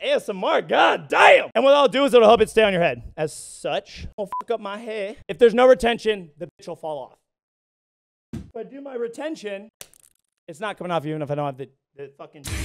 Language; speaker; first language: English; native; English